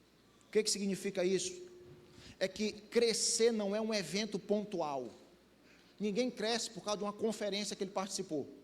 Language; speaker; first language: Portuguese; native; Portuguese